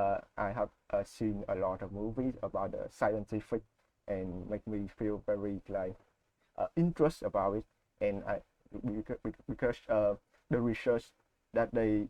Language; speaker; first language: English; non-native, learner; Vietnamese